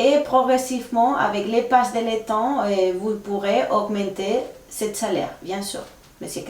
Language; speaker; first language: French; non-native, fluent; Spanish